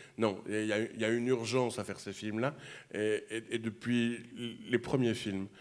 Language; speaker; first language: French; native; French